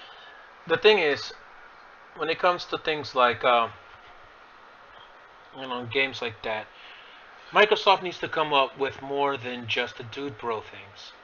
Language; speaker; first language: English; native; English